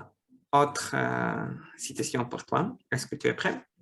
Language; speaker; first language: French; non-native, fluent; Russian